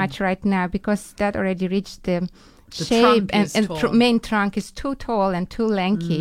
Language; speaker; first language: English; non-native, fluent; Ukrainian